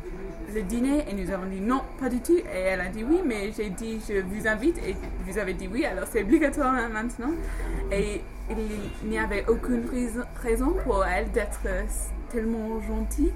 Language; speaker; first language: French; non-native, fluent; English